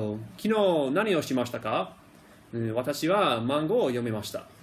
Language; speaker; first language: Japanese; non-native, fluent; English